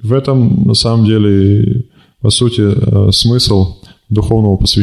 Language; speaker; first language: Russian; native; Russian